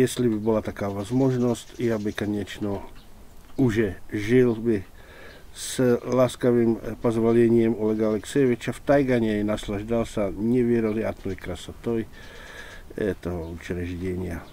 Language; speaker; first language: Russian; non-native, fluent; Czech